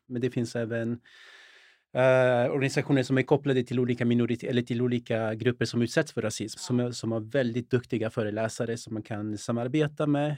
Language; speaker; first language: Swedish; early bilingual, other home language; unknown